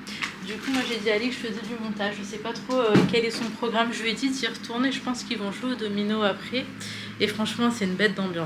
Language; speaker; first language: French; native; French